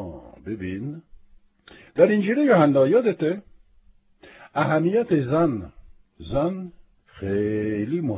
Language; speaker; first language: Persian; non-native, fluent; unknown